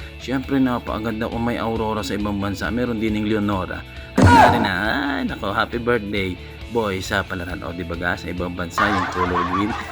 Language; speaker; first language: Filipino; native; Filipino